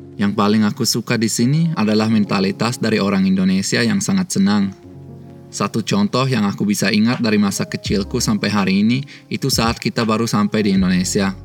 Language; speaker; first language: Indonesian; early bilingual, other home language; Swiss German